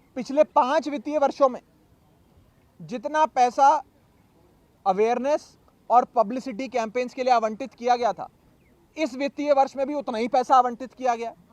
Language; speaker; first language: Hindi; native; Hindi